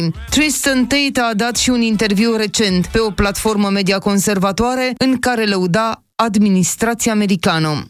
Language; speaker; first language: Romanian; native; Romanian